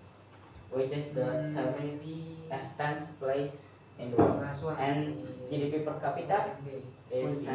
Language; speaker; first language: English; non-native, learner; Indonesian